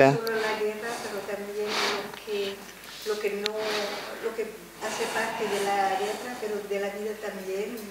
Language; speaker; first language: Spanish; early bilingual, heritage; French